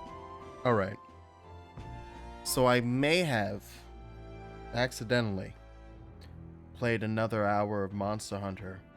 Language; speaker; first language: English; native; English